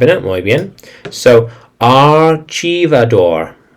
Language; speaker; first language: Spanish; non-native, learner; English